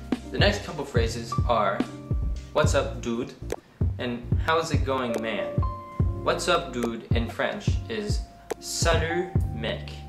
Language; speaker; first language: English; native; English